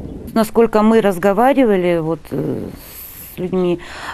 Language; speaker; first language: Russian; native; Russian